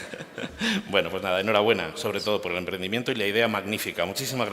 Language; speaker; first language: Spanish; native; Spanish